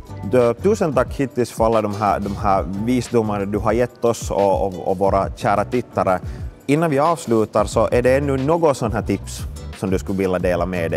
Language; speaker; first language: Swedish; native; Swedish